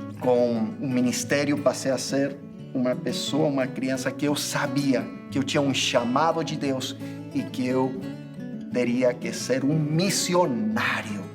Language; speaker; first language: Portuguese; non-native, fluent; English